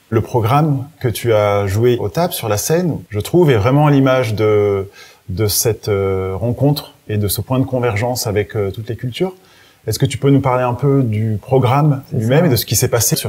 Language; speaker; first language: French; native; French